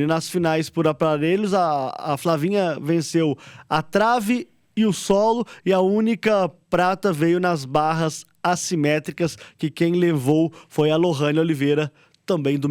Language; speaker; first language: Portuguese; native; Portuguese